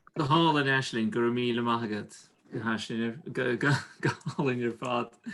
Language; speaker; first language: Irish; native; Irish